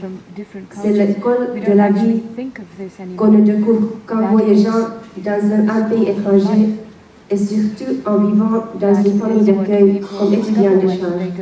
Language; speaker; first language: French; non-native, fluent; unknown